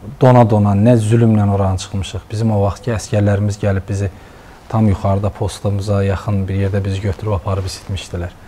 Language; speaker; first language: Azerbaijani; native; Azerbaijani